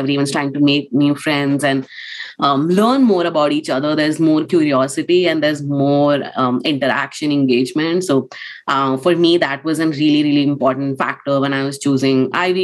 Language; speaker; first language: English; non-native, local second language; Hindi